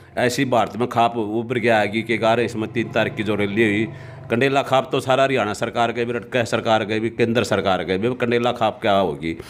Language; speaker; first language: Hindi; native; Hindi